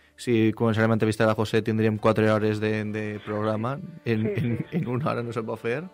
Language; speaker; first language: Catalan; native; Catalan